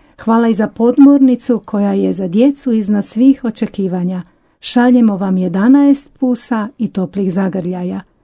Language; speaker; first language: Croatian; native; Croatian